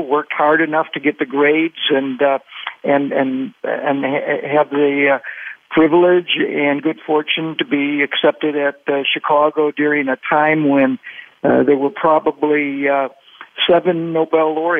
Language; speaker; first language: English; native; English